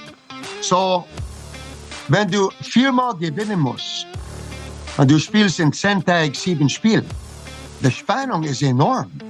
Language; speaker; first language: German; non-native, fluent; English